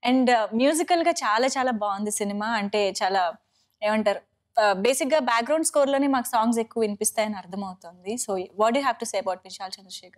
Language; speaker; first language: Telugu; native; Telugu